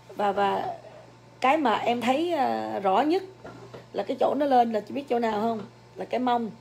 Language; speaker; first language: Vietnamese; early bilingual, other home language; English